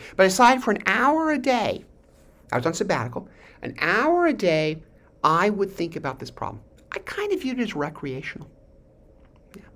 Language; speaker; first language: English; native; English